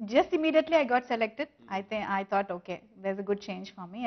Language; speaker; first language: English; non-native, local second language; Tamil